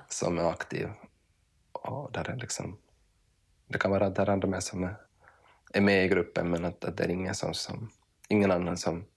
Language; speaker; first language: Swedish; native; Swedish